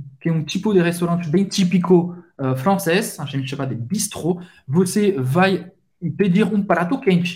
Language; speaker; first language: Portuguese; non-native, fluent; French